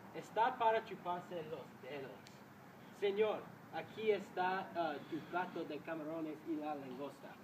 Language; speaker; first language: Spanish; non-native, learner; English